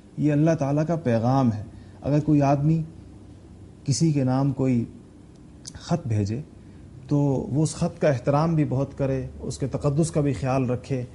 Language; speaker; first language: Urdu; non-native, local second language; Pashto